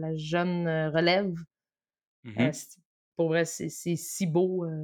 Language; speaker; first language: French; native; French